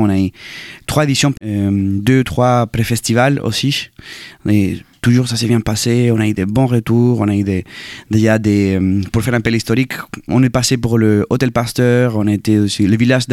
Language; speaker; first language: French; non-native, fluent; Spanish